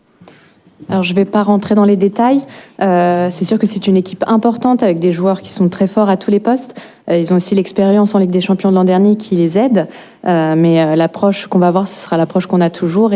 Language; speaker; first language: French; native; French